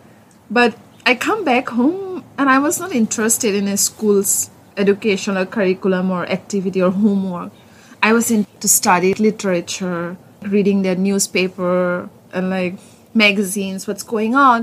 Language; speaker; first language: English; non-native, local second language; Assamese